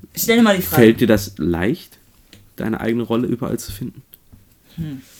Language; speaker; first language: German; native; German